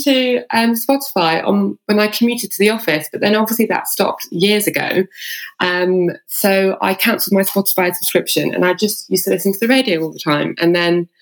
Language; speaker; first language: English; native; English